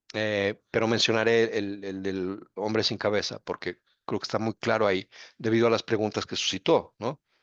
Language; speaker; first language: Spanish; native; Spanish